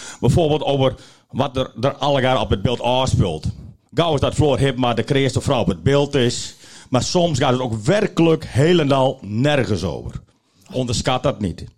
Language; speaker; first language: Dutch; non-native, local second language; Western Frisian